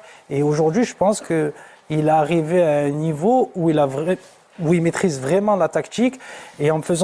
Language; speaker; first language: French; native; French